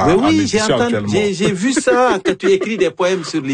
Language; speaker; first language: French; non-native, local second language; Wolof